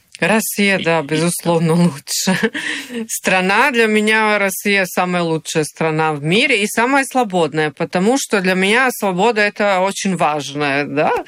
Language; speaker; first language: Russian; non-native, fluent; Serbian